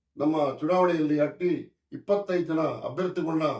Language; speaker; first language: Kannada; native; Kannada